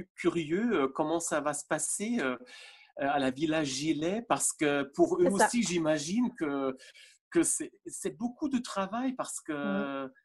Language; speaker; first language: French; non-native, fluent; German